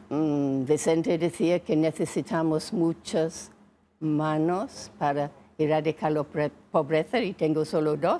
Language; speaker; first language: Spanish; non-native, fluent; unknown